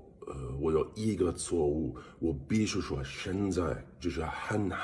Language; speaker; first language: Chinese; non-native, learner; English